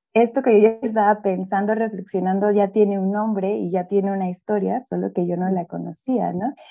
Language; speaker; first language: Spanish; native; Spanish